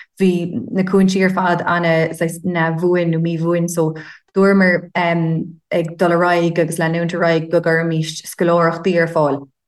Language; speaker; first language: Irish; native; Irish